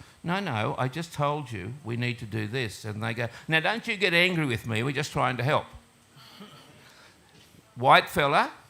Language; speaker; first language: English; native; English